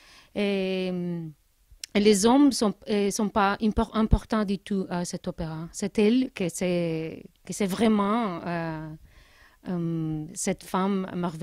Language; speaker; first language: French; non-native, learner; Spanish